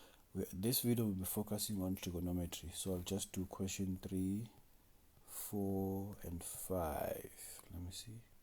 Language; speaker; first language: English; non-native, local second language; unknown